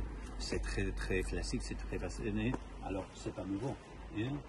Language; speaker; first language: French; non-native, learner; Spanish